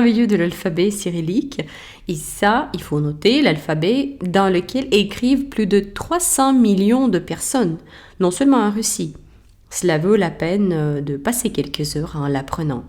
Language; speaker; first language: French; non-native, fluent; Russian